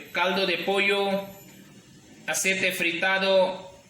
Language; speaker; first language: Spanish; non-native, learner; Urdu